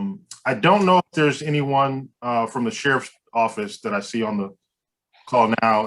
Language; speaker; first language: English; native; English